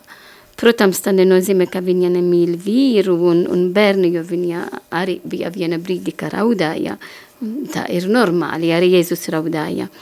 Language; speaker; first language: Latvian; non-native, learner; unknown